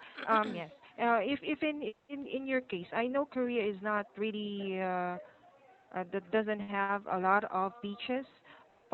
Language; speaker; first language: English; non-native, fluent; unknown